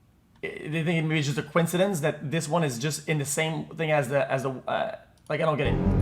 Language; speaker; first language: English; non-native, local second language; French